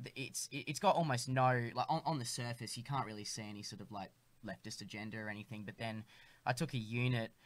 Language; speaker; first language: English; native; English